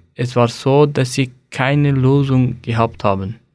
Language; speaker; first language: German; non-native, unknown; Persian